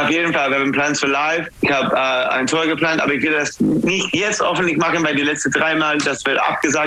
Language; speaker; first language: German; non-native, fluent; English